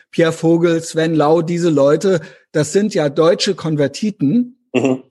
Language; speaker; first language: German; native; German